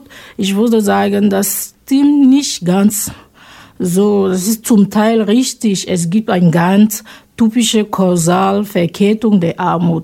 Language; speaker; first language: German; non-native, fluent; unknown